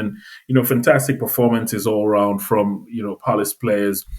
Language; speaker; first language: English; native; English